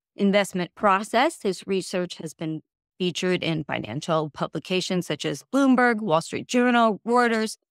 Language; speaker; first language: English; native; English